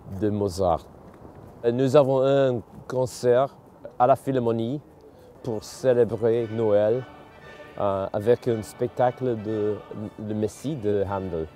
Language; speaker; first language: French; non-native, fluent; English